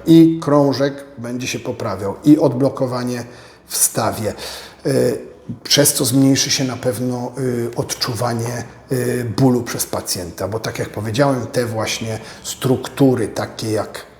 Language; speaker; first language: Polish; native; Polish